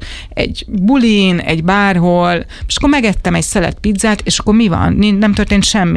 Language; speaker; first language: Hungarian; native; Hungarian